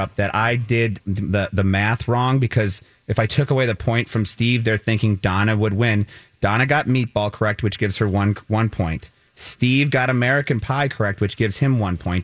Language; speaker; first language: English; native; English